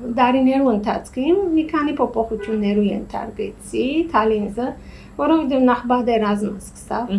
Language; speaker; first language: Armenian; early bilingual, heritage; Armenian